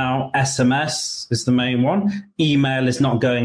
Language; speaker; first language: English; native; English